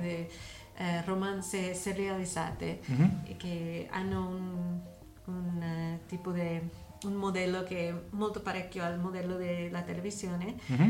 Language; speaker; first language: Italian; non-native, learner; English